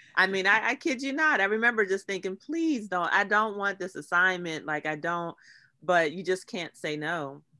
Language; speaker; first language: English; native; English